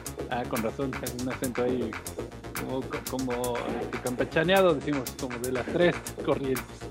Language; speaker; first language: Spanish; native; Spanish